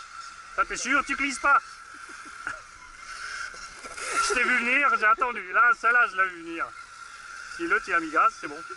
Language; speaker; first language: French; native; French